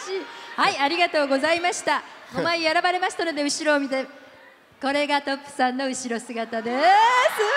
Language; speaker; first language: Japanese; native; Japanese